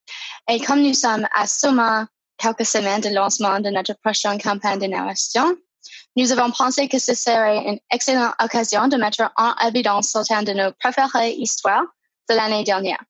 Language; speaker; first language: French; non-native, fluent; English